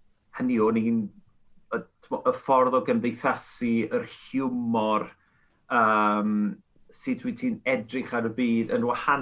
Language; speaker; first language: Welsh; non-native, fluent; Spanish